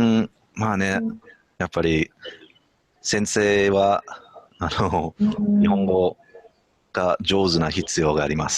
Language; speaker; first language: Japanese; non-native, fluent; English